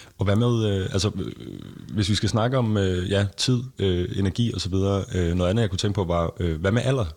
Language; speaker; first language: Danish; native; Danish